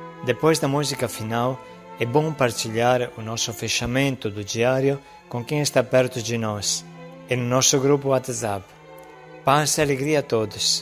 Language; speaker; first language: Portuguese; native; Portuguese